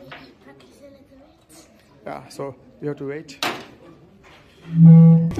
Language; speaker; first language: English; non-native, learner; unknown